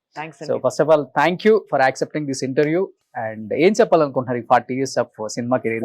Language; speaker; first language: Telugu; native; Telugu